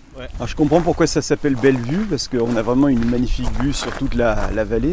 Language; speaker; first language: French; native; French